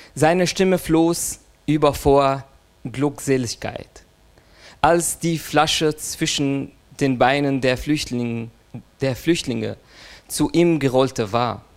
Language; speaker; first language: German; non-native, fluent; Arabic